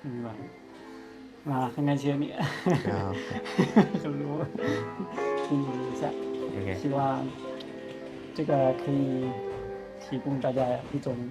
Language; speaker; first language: Chinese; non-native, learner; Spanish